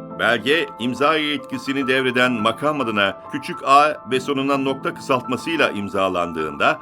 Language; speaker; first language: Turkish; native; Turkish